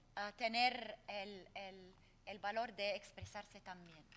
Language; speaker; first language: Spanish; non-native, fluent; Arabic